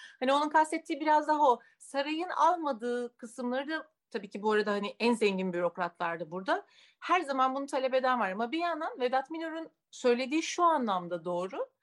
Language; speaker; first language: Turkish; native; Turkish